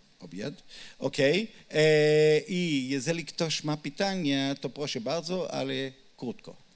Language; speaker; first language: Polish; non-native, learner; Hebrew